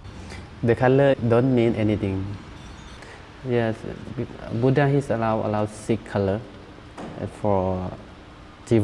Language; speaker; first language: English; non-native, learner; Thai